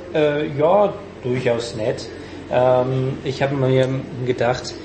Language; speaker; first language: German; non-native, fluent; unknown